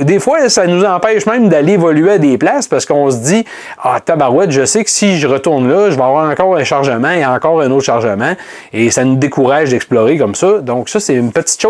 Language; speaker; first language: French; native; French